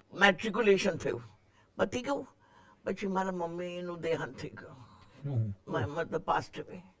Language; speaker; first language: Gujarati; non-native, local second language; Marathi